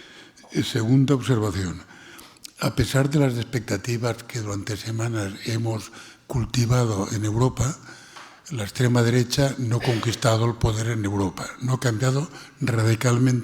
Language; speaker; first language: Spanish; non-native, local second language; Catalan